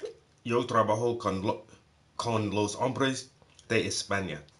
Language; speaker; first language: Spanish; non-native, learner; English